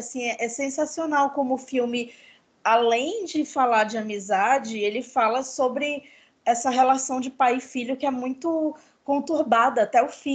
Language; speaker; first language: Portuguese; native; Portuguese